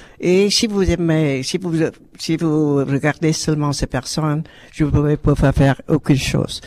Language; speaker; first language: French; non-native, learner; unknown